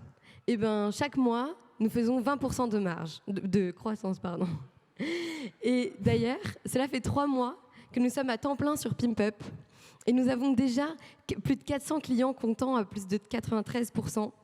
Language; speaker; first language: French; native; French